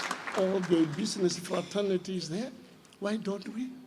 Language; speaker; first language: English; non-native, local second language; Shona